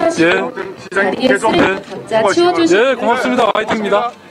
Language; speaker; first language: Korean; native; Korean